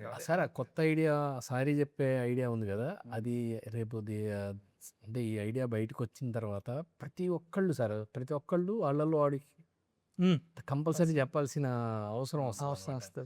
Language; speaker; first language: Telugu; native; Telugu